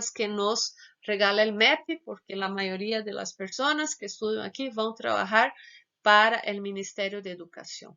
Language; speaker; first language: Spanish; non-native, fluent; Portuguese